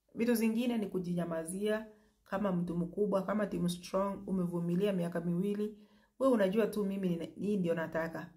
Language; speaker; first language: Swahili; native; Swahili